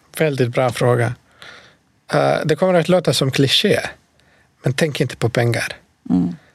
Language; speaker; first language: Swedish; non-native, fluent; Bosnian